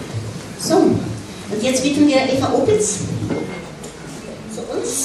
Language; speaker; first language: German; non-native, fluent; Russian